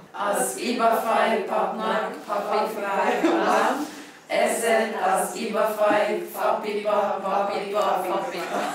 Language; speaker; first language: Hungarian; non-native, learner; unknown